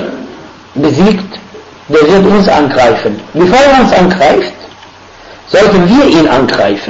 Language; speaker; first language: German; non-native, fluent; Arabic